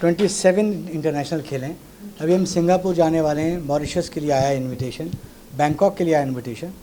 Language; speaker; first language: Hindi; native; Hindi